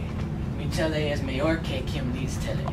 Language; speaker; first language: Spanish; non-native, learner; English